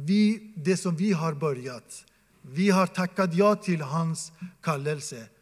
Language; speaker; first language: Swedish; non-native, fluent; Persian